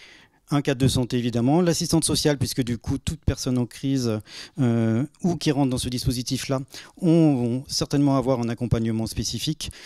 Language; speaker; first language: French; native; French